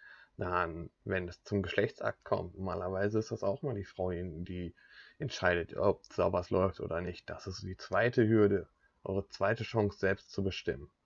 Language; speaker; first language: German; native; German